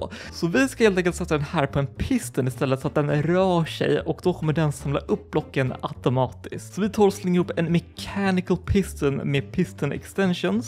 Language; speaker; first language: Swedish; native; Swedish